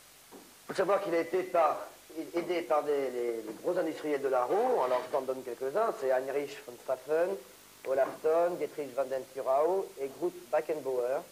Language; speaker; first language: French; native; French